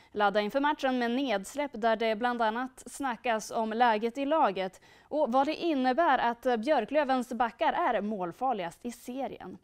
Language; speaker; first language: Swedish; native; Swedish